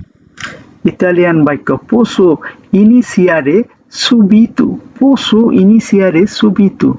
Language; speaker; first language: Italian; non-native, learner; Bangla